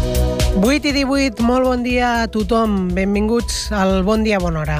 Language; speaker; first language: Catalan; native; Catalan